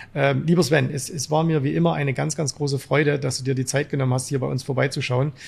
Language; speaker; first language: German; native; German